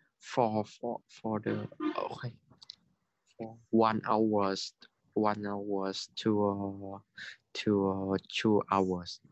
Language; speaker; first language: English; non-native, learner; Vietnamese